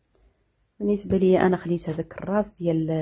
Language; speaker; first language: Arabic; native; Arabic